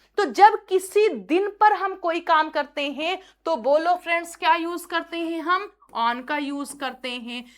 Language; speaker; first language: Hindi; native; Hindi